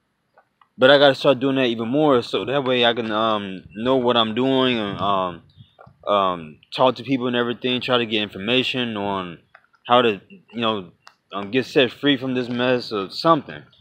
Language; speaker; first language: English; native; English